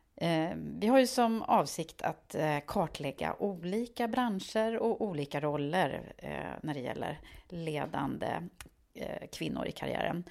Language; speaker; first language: Swedish; native; Swedish